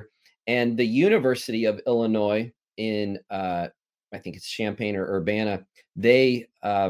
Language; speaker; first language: English; native; English